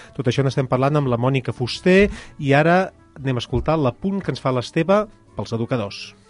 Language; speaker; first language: Catalan; native; Catalan